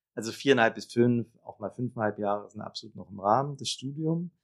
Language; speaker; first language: German; native; German